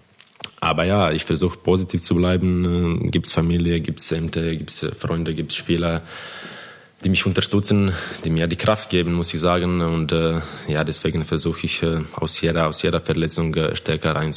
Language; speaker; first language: German; non-native, fluent; Croatian